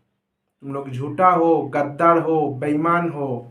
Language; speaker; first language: Hindi; non-native, local second language; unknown